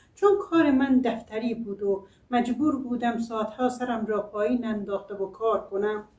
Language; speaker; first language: Persian; non-native, local second language; Azerbaijani